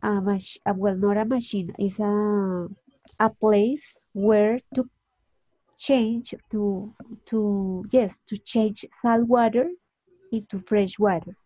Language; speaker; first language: English; non-native, fluent; Spanish